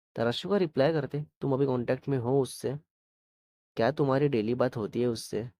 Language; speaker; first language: Hindi; non-native, local second language; Marathi